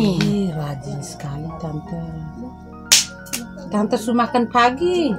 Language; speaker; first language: Indonesian; non-native, local second language; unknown